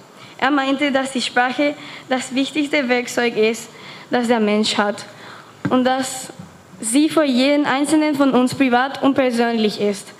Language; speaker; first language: German; non-native, fluent; Spanish